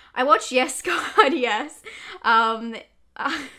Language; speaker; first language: English; native; English